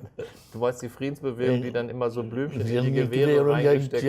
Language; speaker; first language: German; native; German